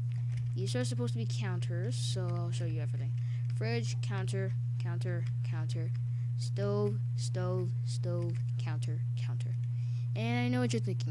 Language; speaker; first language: English; native; English